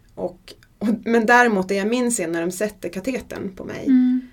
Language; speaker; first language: Swedish; native; Swedish